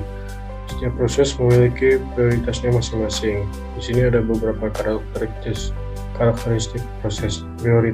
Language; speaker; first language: Indonesian; native; Indonesian